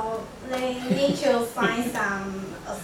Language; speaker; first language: English; non-native, learner; Chinese